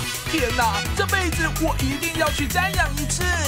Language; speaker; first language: Chinese; native; Chinese